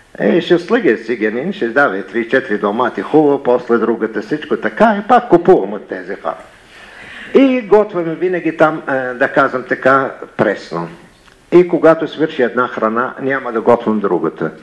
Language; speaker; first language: Bulgarian; non-native, learner; Arabic